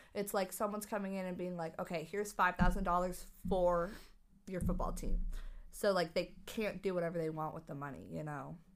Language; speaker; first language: English; native; English